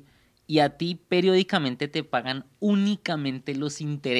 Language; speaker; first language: Spanish; native; Spanish